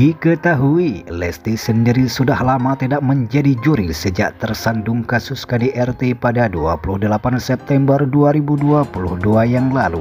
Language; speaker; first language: Indonesian; native; Indonesian